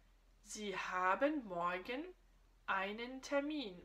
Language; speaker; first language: German; non-native, fluent; French